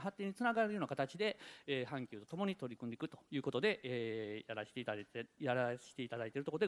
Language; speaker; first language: Japanese; native; Japanese